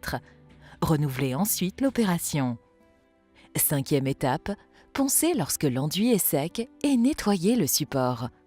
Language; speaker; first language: French; native; French